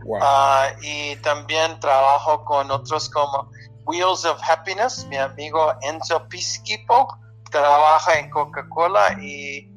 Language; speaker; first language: Spanish; early bilingual, heritage; Spanish